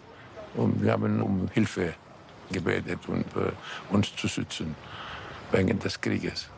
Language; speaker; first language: German; non-native, fluent; Greek